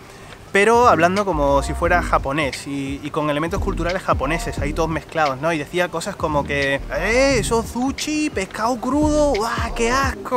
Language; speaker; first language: Spanish; native; Spanish